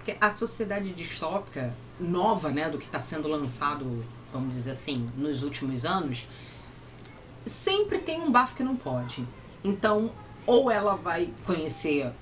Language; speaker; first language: Portuguese; native; Portuguese